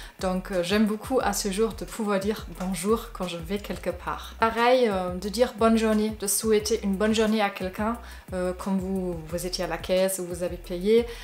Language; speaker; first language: French; non-native, fluent; German